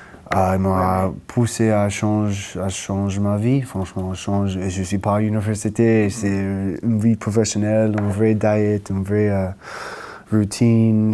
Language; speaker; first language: French; non-native, fluent; English